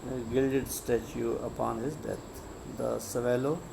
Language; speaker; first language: English; non-native, local second language; Urdu